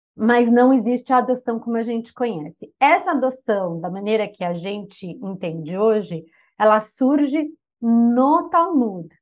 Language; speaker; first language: Portuguese; native; Portuguese